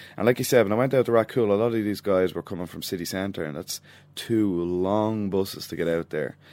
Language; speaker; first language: English; native; English